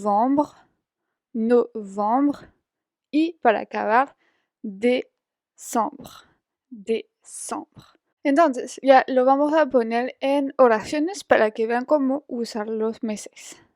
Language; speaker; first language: Spanish; non-native, fluent; French